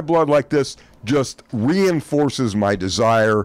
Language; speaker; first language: English; native; English